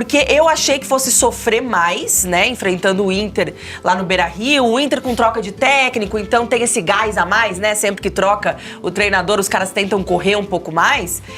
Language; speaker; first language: Portuguese; native; Portuguese